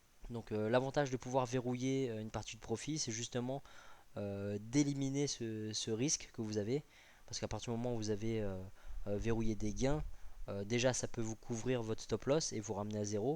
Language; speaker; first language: French; native; French